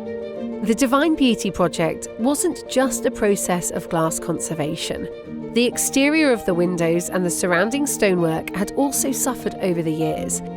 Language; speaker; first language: English; native; English